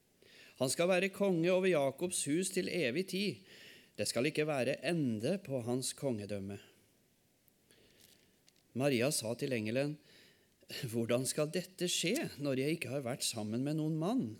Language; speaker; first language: Norwegian; native; Norwegian